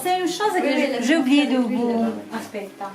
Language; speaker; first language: French; non-native, learner; Italian